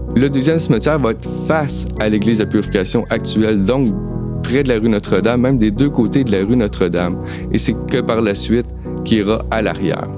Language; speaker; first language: French; native; French